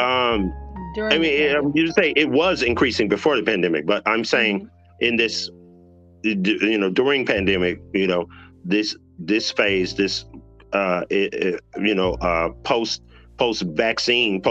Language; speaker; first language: English; native; English